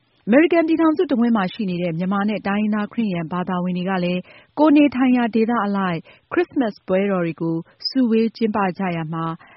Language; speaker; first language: Burmese; native; Burmese